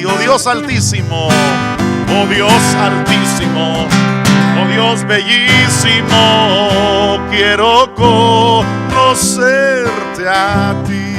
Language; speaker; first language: Spanish; non-native, local second language; English